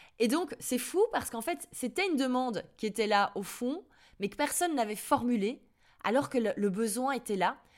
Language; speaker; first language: French; native; French